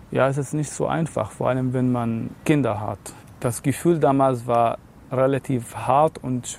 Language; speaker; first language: German; non-native, fluent; Arabic